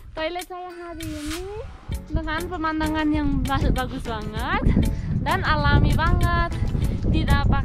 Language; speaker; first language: Indonesian; non-native, fluent; Spanish